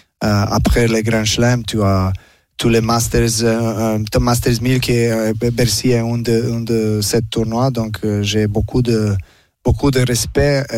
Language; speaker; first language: French; non-native, learner; Serbian